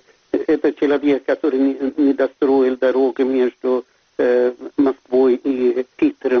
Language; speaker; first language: Russian; non-native, fluent; Swedish